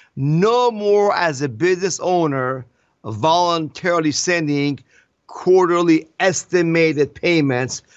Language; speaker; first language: English; non-native, fluent; Persian